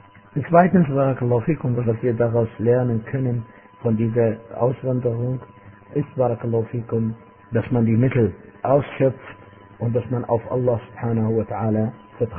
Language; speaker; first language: German; non-native, fluent; Arabic